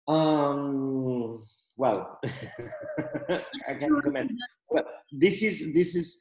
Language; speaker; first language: English; non-native, fluent; Malagasy